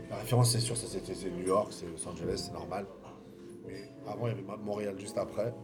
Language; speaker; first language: French; native; French